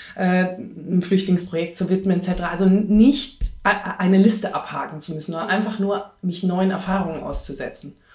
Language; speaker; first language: German; native; German